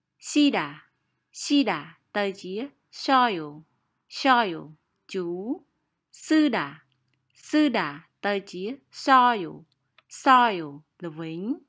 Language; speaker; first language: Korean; non-native, fluent; Khmer